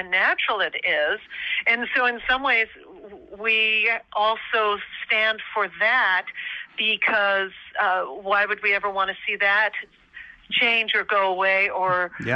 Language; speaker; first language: English; native; English